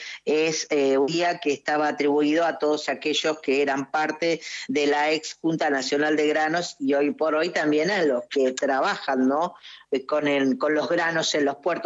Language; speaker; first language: Spanish; native; Spanish